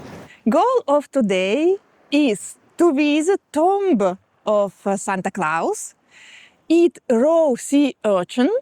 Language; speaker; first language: English; non-native, learner; Russian